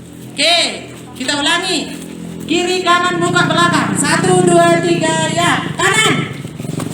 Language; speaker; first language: Indonesian; native; Indonesian